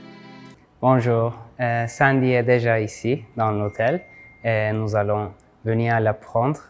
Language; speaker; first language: French; non-native, fluent; Turkish